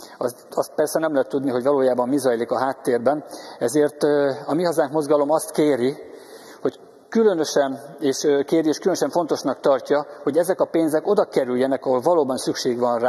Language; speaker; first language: Hungarian; native; Hungarian